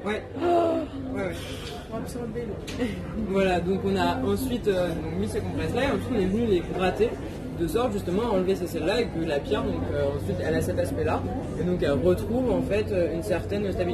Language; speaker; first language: French; native; French